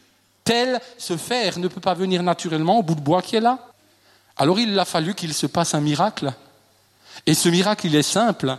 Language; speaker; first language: French; native; French